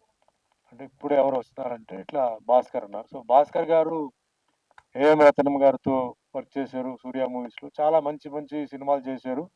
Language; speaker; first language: Telugu; native; Telugu